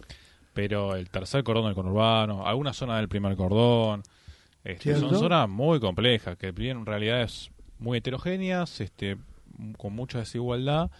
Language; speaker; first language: Spanish; native; Spanish